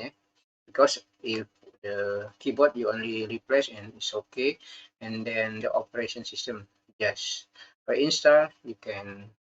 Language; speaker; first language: English; non-native, learner; Indonesian